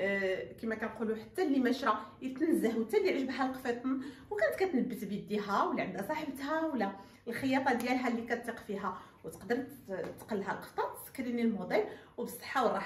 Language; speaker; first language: Arabic; native; Arabic